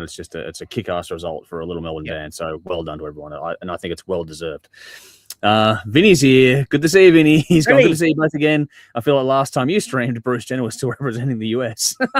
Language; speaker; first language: English; native; English